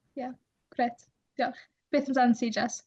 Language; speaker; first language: Welsh; native; Welsh